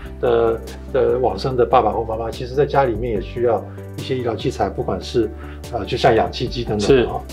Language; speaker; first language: Chinese; native; Chinese